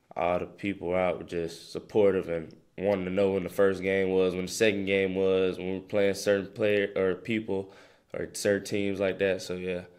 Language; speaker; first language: English; native; English